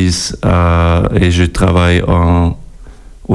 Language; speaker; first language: French; non-native, learner; German